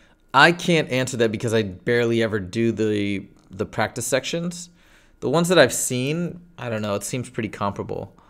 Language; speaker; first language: English; native; English